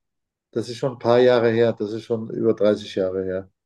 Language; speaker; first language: German; non-native, fluent; Turkish